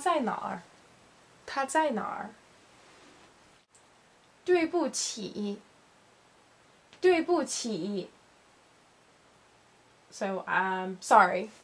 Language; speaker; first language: Chinese; non-native, learner; English